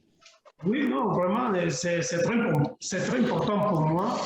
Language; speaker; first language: French; non-native, learner; Spanish